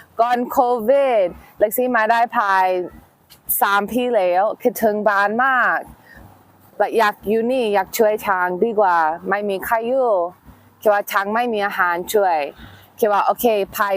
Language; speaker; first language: Thai; non-native, learner; English